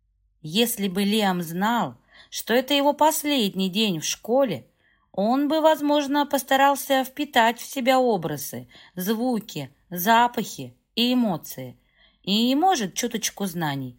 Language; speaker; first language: Russian; native; Russian